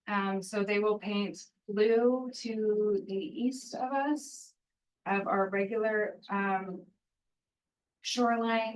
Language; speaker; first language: English; native; English